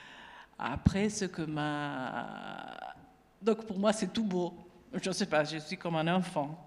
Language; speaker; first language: French; non-native, fluent; Italian